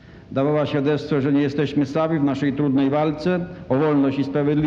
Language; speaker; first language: Polish; native; Polish